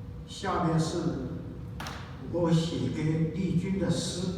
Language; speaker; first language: Chinese; native; Chinese